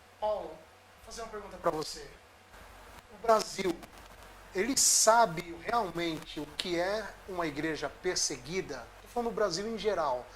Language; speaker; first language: Portuguese; native; Portuguese